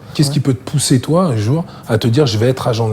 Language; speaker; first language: French; native; French